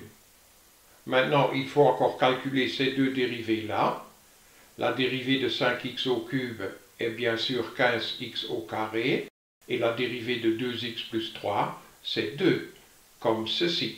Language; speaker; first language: French; native; French